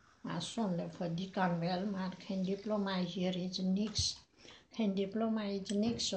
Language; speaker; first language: Dutch; non-native, learner; Nepali